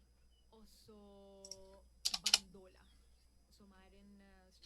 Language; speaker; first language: Norwegian; non-native, fluent; Spanish